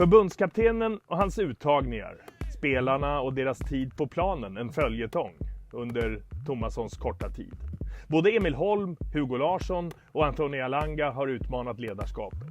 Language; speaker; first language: Swedish; native; Swedish